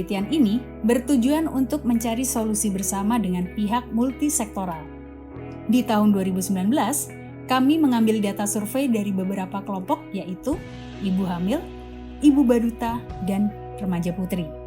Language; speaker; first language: Indonesian; native; Indonesian